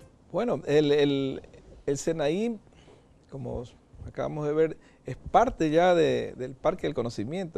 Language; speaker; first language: Spanish; native; Spanish